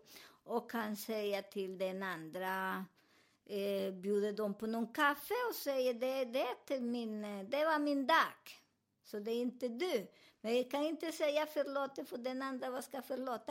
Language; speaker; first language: Swedish; non-native, learner; Spanish